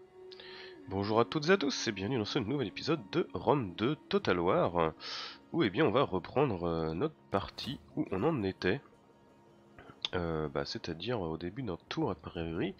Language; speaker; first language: French; native; French